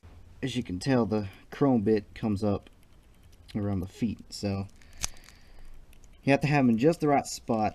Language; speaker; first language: English; native; English